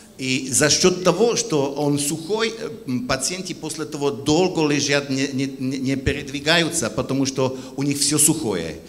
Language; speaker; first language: Russian; non-native, fluent; German